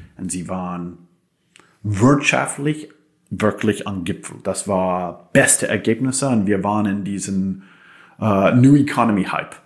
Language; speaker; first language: German; non-native, fluent; English